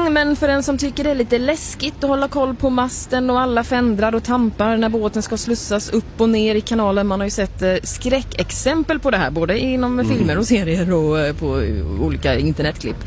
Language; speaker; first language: Swedish; native; Swedish